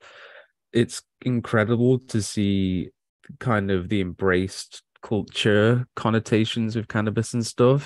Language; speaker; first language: English; native; English